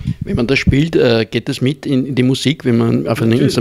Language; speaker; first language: German; native; German